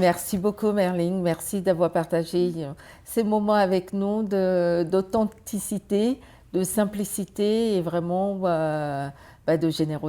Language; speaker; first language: French; native; French